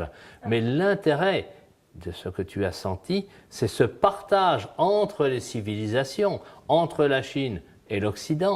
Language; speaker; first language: French; native; French